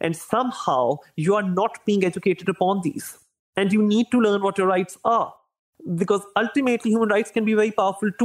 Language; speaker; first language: English; non-native, local second language; Urdu